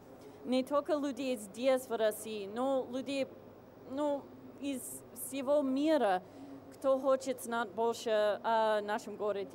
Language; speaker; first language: Russian; non-native, fluent; English